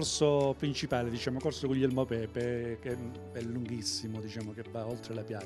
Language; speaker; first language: Italian; native; Italian